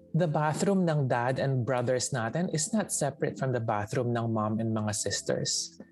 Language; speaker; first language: English; non-native, local second language; Filipino